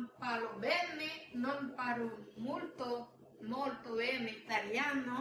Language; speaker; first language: Italian; non-native, learner; French